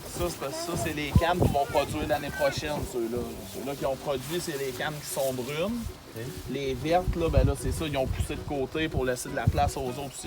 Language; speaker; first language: French; native; French